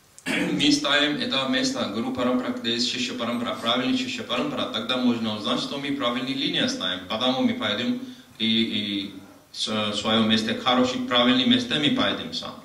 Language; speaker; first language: Russian; non-native, learner; Hindi